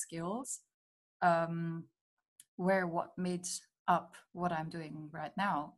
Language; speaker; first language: English; non-native, fluent; German